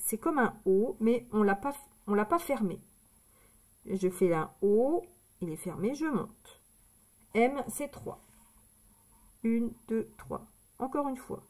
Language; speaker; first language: French; native; French